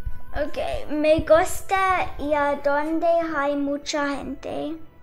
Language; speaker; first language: Spanish; non-native, learner; English